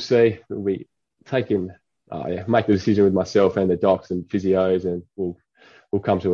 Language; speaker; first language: English; native; English